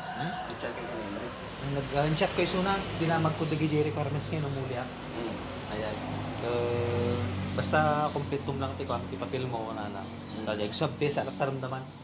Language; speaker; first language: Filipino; non-native, local second language; Iloko